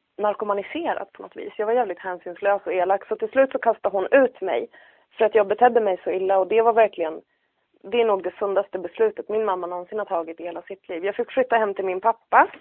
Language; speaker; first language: Swedish; native; Swedish